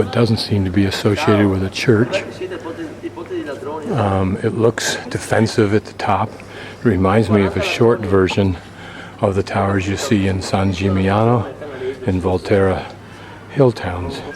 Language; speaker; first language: English; native; English